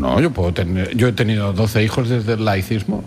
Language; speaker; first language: Spanish; native; Spanish